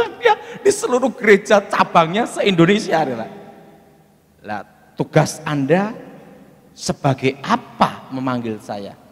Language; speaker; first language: Indonesian; native; Indonesian